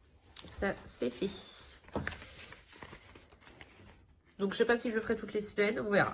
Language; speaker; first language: French; native; French